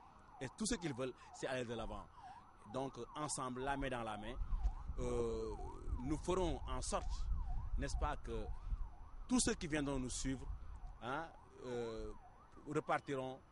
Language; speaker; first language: French; non-native, local second language; Wolof